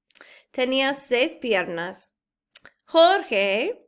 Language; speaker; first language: Spanish; non-native, fluent; English